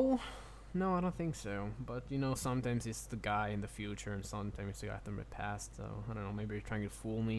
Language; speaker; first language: English; non-native, fluent; Hebrew